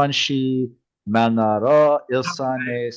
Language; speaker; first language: Korean; non-native, learner; English